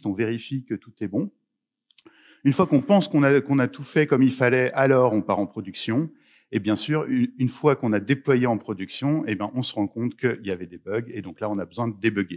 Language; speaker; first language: French; native; French